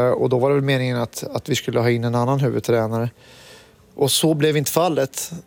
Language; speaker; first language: Swedish; native; Swedish